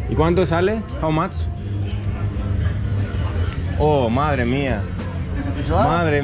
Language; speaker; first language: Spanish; non-native, learner; Greek